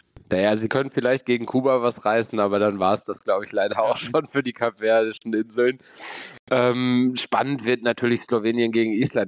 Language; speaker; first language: German; native; German